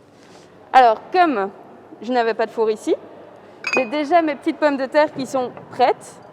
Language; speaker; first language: French; native; French